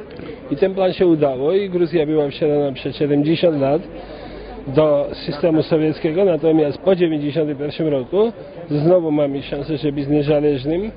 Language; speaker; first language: Polish; non-native, fluent; Georgian